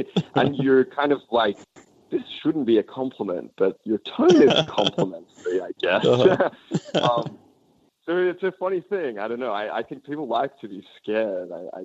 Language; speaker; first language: English; native; English